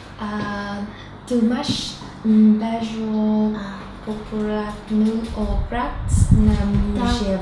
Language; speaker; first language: Polish; non-native, learner; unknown